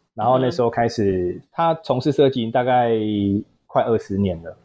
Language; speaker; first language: Chinese; native; Chinese